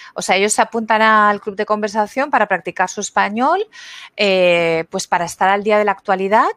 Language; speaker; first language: Spanish; native; Spanish